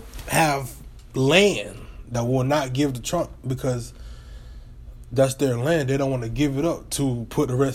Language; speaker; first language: English; native; English